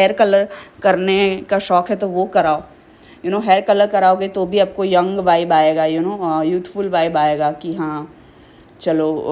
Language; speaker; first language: Hindi; native; Hindi